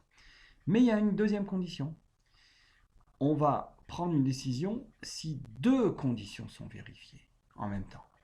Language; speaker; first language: French; native; French